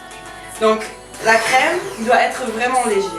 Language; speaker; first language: French; non-native, learner; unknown